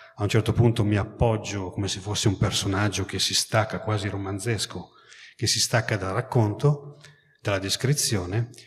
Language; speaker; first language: Italian; native; Italian